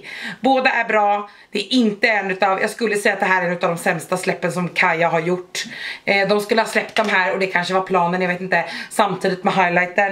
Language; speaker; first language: Swedish; native; Swedish